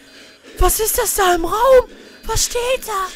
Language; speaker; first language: German; native; German